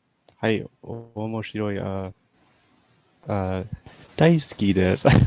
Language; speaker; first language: Japanese; non-native, learner; English